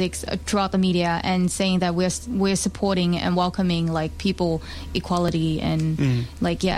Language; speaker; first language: English; non-native, local second language; Chinese